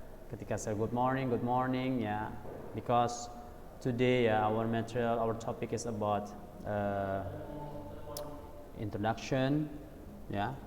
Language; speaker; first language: English; non-native, learner; Indonesian